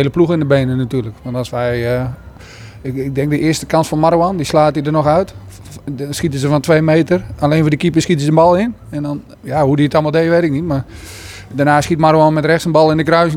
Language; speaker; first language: Dutch; native; Dutch